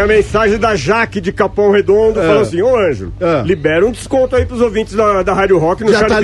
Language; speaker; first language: Portuguese; native; Portuguese